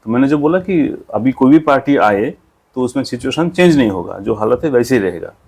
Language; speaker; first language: Hindi; non-native, local second language; Bangla